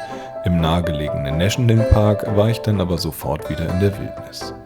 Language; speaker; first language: German; native; German